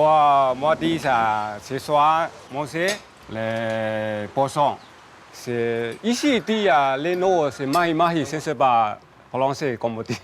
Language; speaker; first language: French; non-native, learner; Chinese